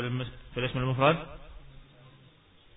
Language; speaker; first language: Arabic; non-native, fluent; Indonesian